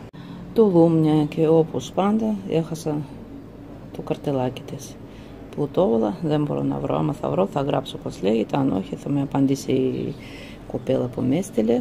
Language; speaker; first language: Greek; non-native, fluent; Russian